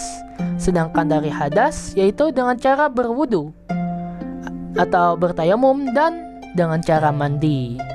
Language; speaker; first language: Indonesian; native; Indonesian